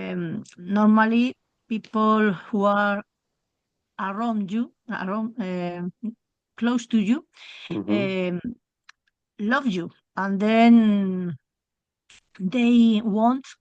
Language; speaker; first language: English; non-native, learner; Spanish